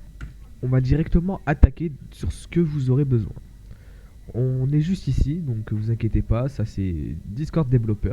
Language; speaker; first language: French; native; French